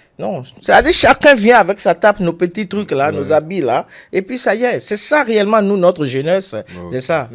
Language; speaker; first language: French; non-native, local second language; Yoruba